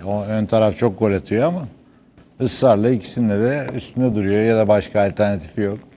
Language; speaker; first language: Turkish; native; Turkish